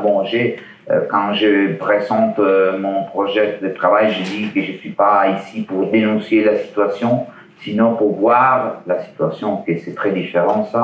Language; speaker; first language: French; non-native, learner; Italian